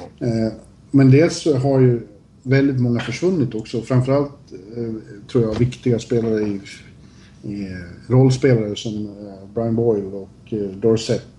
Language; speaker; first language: Swedish; native; Swedish